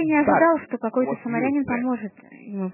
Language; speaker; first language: Russian; native; Russian